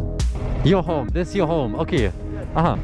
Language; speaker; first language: English; non-native, learner; German